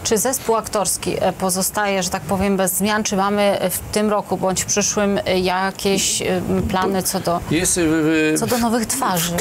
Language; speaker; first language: Polish; native; Polish